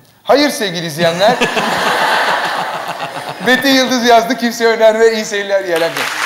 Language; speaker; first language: Turkish; native; Turkish